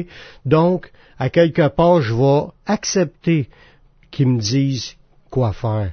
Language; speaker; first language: French; native; French